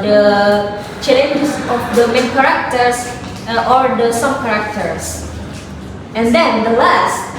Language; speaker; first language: English; non-native, learner; Indonesian